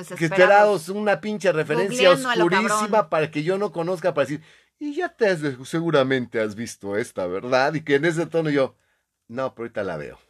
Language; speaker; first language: Spanish; native; Spanish